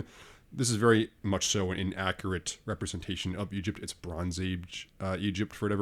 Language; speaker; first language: English; native; English